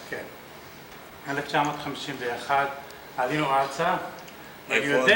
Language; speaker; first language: Hebrew; early bilingual, other home language; Arabic